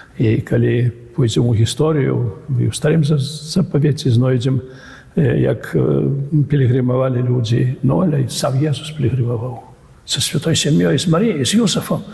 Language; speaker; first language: Belarusian; native; Belarusian